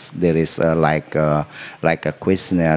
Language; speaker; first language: English; non-native, learner; Indonesian